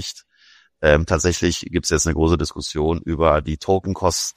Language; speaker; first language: German; native; German